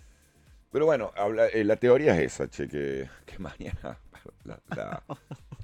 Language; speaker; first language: Spanish; native; Spanish